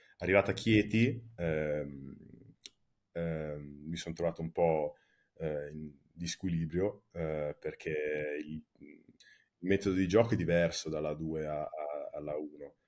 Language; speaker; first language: Italian; early bilingual, heritage; Italian